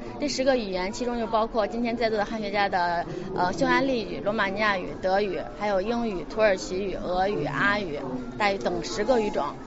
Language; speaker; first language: Chinese; native; Chinese